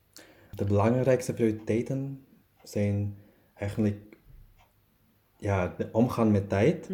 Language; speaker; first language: Dutch; non-native, learner; German